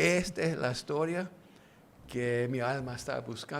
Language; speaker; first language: Spanish; early bilingual, heritage; English